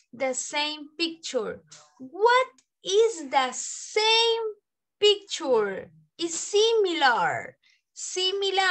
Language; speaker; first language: English; non-native, learner; Spanish